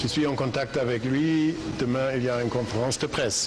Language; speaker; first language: French; non-native, learner; German